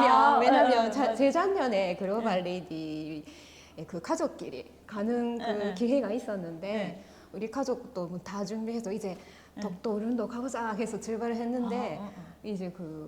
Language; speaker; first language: Korean; non-native, fluent; Japanese